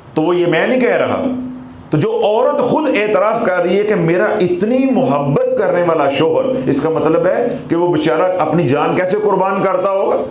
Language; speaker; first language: Urdu; non-native, local second language; Punjabi